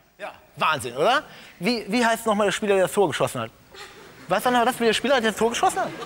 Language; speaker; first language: German; native; German